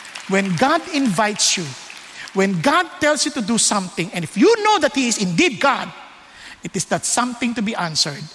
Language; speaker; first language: English; non-native, local second language; Filipino